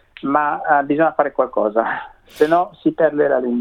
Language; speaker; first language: Italian; non-native, fluent; French